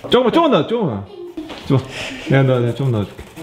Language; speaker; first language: Italian; non-native, learner; Korean